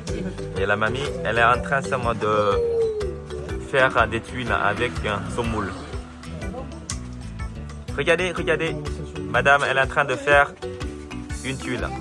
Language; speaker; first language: French; non-native, fluent; Vietnamese